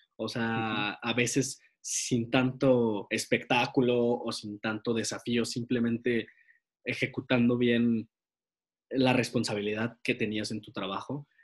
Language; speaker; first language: Spanish; native; Spanish